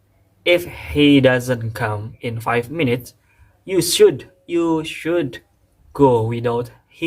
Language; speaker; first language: English; non-native, fluent; Indonesian